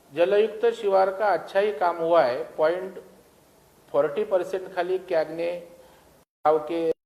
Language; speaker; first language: Hindi; non-native, local second language; Marathi